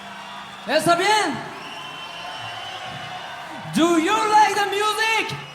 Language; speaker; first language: English; non-native, learner; Japanese